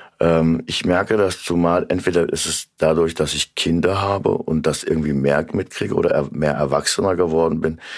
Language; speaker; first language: German; early bilingual, other home language; Turkish